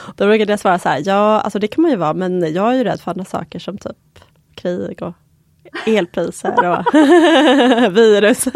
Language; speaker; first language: Swedish; early bilingual, other home language; Polish